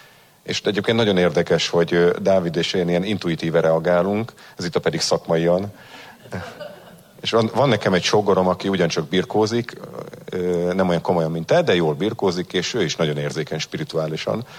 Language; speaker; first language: Hungarian; native; Hungarian